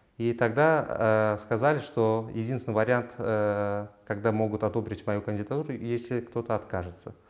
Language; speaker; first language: Russian; non-native, local second language; Uzbek